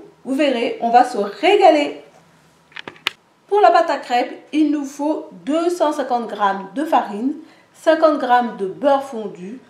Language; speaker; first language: French; native; French